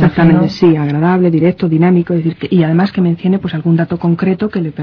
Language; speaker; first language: Spanish; native; Spanish